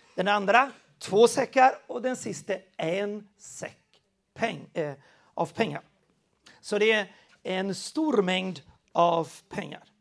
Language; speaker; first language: Swedish; non-native, fluent; Portuguese